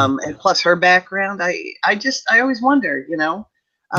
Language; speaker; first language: English; native; English